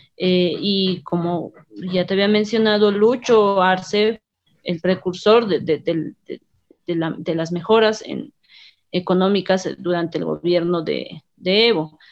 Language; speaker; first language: Spanish; native; Spanish